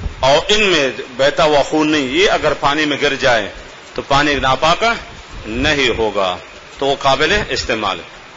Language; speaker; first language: Urdu; non-native, local second language; Baluchi